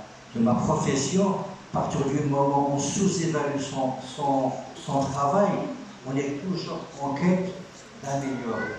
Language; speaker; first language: French; non-native, local second language; Arabic